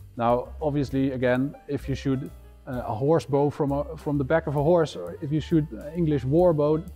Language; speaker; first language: English; non-native, fluent; Dutch